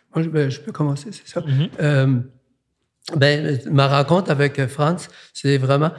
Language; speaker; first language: French; native; French